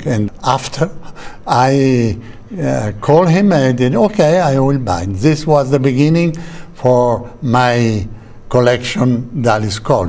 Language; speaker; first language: English; non-native, learner; Italian